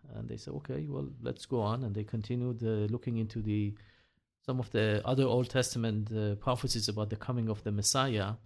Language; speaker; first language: English; non-native, fluent; Hebrew